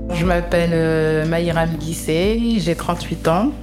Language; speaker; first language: French; native; French